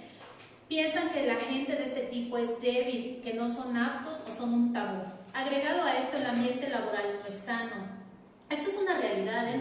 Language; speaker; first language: Spanish; native; Spanish